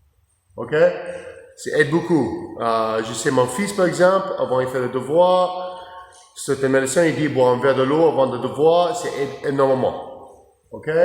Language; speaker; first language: French; non-native, learner; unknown